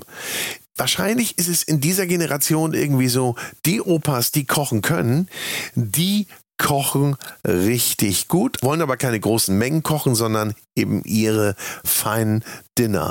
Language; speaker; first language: German; native; German